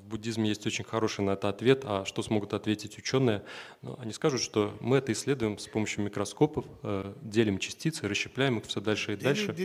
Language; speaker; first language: Russian; native; Russian